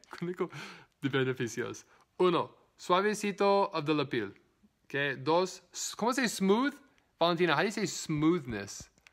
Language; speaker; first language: Spanish; non-native, learner; English